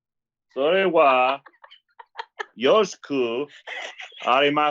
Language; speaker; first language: Japanese; non-native, learner; English